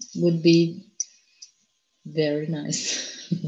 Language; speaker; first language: English; non-native, learner; Portuguese